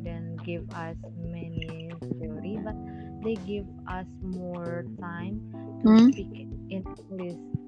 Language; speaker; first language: English; non-native, learner; Indonesian